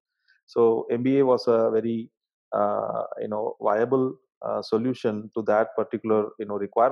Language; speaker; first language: English; non-native, local second language; Tamil